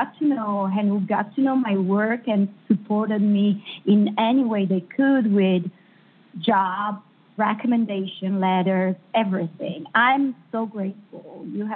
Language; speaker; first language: English; non-native, fluent; Italian